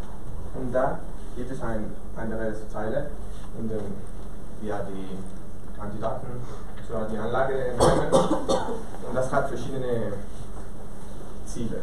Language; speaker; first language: German; non-native, learner; Spanish